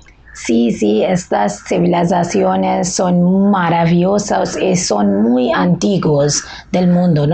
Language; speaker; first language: Spanish; non-native, learner; Bangla